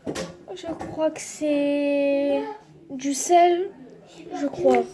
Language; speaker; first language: French; native; French